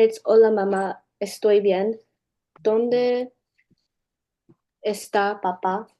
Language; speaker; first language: Spanish; non-native, learner; English